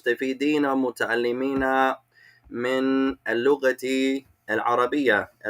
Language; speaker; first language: Arabic; non-native, fluent; English